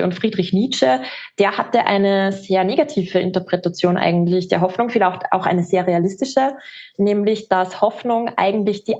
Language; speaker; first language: German; native; German